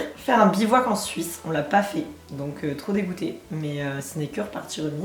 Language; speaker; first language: French; native; French